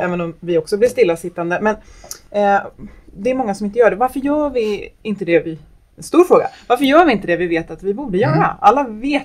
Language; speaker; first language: Swedish; native; Swedish